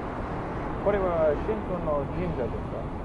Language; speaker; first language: Japanese; non-native, learner; English